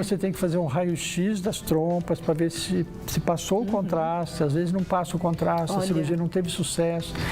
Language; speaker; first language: Portuguese; native; Portuguese